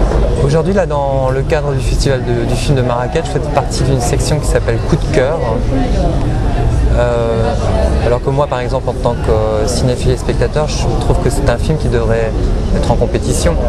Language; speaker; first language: French; native; French